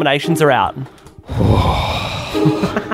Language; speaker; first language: English; native; English